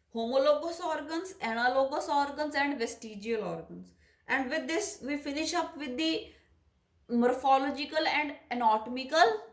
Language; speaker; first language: English; non-native, local second language; Punjabi